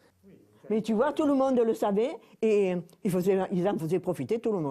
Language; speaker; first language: French; native; French